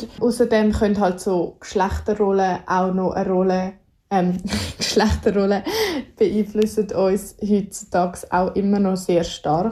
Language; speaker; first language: German; native; German